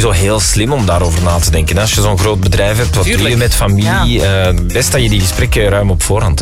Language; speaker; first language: Dutch; native; Dutch